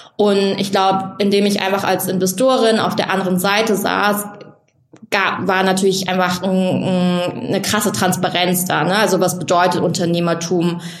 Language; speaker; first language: German; early bilingual, other home language; Vietnamese